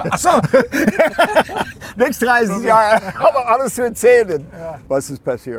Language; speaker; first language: German; non-native, fluent; English